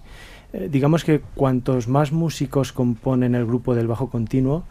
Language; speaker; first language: Spanish; native; Spanish